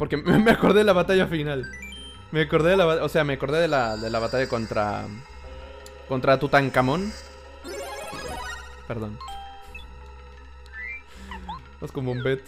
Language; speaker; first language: Spanish; native; Spanish